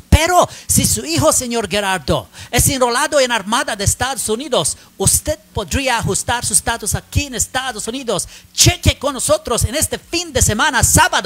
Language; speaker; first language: Spanish; non-native, learner; English